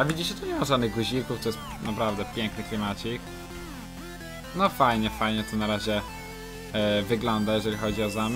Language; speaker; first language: Polish; native; Polish